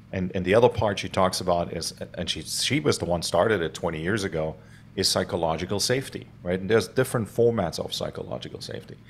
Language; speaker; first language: English; non-native, fluent; German